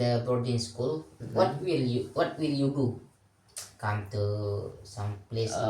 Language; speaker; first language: English; non-native, learner; Indonesian